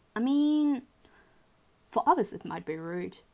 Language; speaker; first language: English; early bilingual, other home language; German